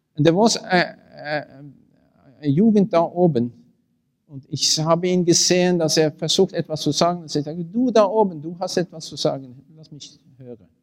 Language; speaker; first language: German; non-native, learner; Norwegian